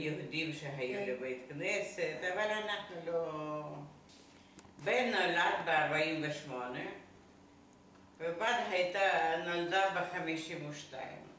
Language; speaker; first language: Hebrew; non-native, fluent; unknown